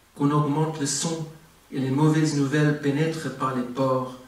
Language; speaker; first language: French; non-native, fluent; English